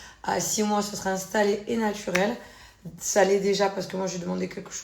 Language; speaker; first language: French; native; French